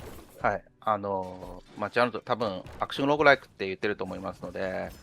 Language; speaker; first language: Japanese; non-native, fluent; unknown